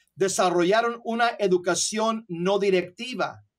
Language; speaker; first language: Spanish; early bilingual, other home language; English